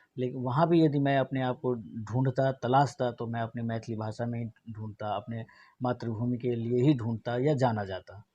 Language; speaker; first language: Hindi; non-native, local second language; Maithili